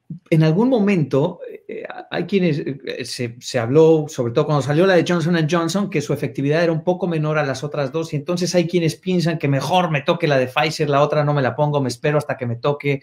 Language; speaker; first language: Spanish; native; Spanish